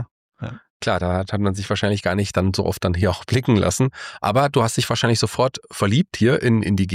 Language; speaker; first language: German; native; German